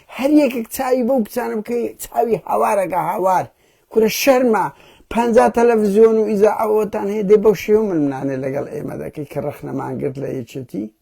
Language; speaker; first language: Central Kurdish; early bilingual, heritage; Central Kurdish